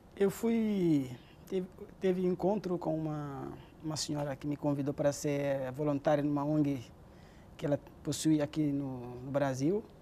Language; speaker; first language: Portuguese; non-native, fluent; Wolof